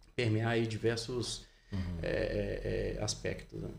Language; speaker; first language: Portuguese; native; Portuguese